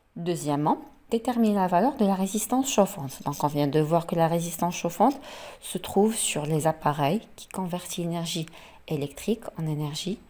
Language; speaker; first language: French; non-native, local second language; Arabic